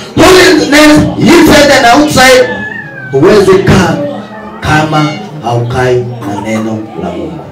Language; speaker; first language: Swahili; non-native, local second language; Kikuyu